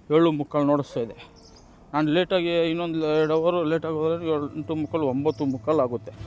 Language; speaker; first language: Kannada; native; Kannada